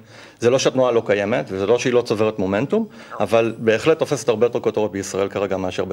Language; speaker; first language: Hebrew; native; Hebrew